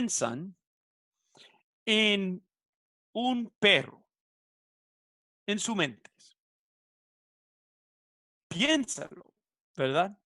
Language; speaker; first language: Spanish; non-native, fluent; English